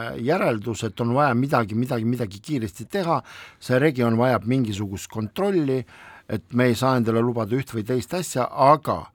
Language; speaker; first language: Estonian; non-native, local second language; Russian